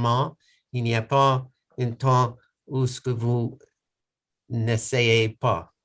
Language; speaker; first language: French; non-native, local second language; English